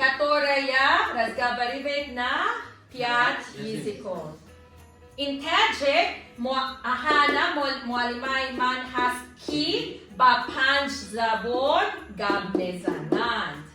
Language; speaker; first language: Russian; non-native, learner; Filipino